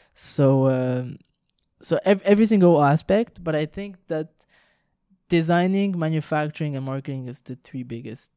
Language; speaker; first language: English; non-native, fluent; French